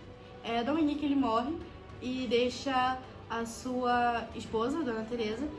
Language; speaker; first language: Portuguese; native; Portuguese